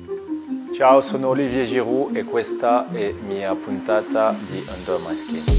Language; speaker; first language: Italian; non-native, learner; French